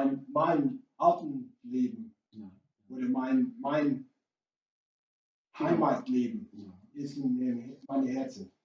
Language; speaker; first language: German; non-native, fluent; English